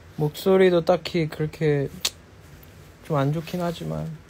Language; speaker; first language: Korean; non-native, fluent; Chinese